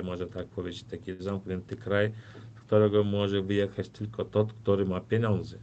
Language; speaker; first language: Polish; non-native, fluent; Turkmen